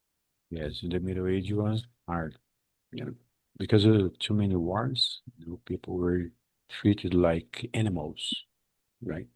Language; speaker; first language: English; non-native, fluent; Portuguese